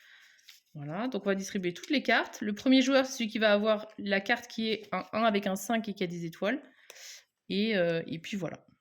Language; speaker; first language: French; native; French